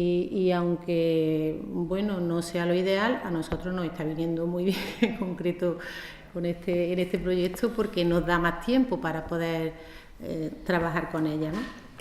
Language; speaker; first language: Spanish; native; Spanish